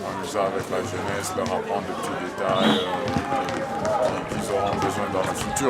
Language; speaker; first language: French; non-native, local second language; Swahili